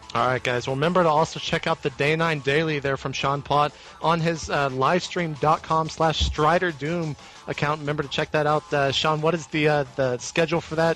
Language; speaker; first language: English; native; English